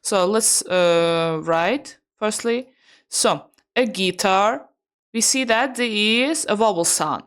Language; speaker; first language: English; non-native, fluent; Azerbaijani